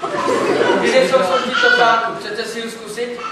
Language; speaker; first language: Czech; non-native, learner; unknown